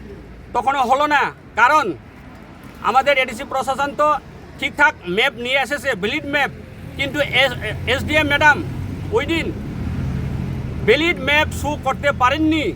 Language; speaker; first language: Bangla; non-native, local second language; Kok Borok